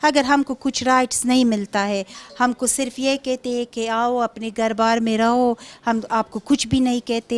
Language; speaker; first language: Hindi; non-native, fluent; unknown